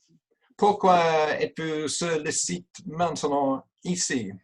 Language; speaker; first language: French; non-native, learner; English